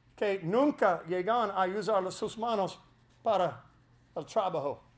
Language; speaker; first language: Spanish; non-native, learner; English